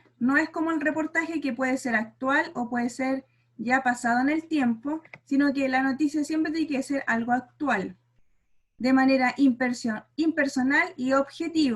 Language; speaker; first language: Spanish; native; Spanish